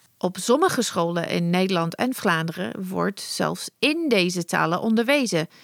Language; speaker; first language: Dutch; non-native, fluent; English